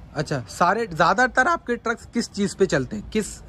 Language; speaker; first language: Hindi; native; Hindi